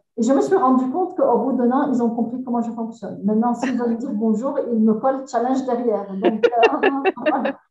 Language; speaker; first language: French; non-native, local second language; Arabic